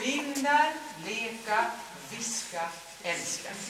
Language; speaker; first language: Swedish; non-native, learner; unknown